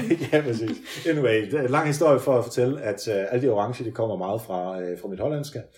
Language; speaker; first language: Danish; early bilingual, other home language; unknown